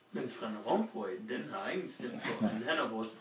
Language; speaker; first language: Danish; non-native, fluent; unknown